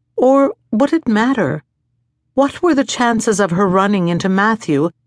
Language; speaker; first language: English; native; English